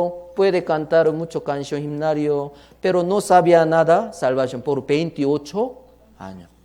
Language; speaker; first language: Spanish; non-native, learner; Korean